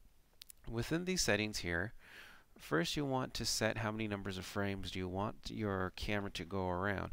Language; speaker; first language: English; native; English